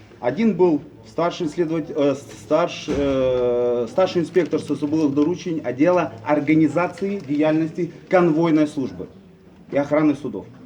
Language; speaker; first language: Russian; native; Russian